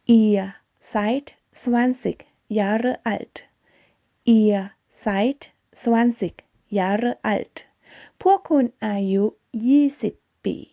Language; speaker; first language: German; non-native, fluent; Thai